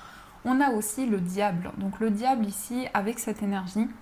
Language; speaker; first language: French; native; French